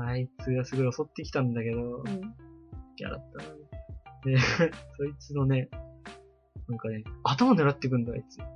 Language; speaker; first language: Japanese; native; Japanese